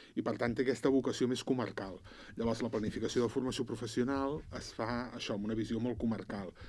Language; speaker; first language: Catalan; native; Catalan